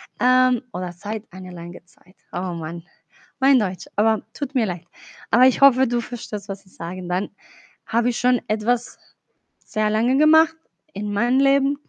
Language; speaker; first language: German; non-native, learner; Spanish